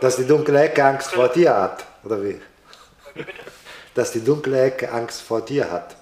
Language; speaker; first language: German; non-native, fluent; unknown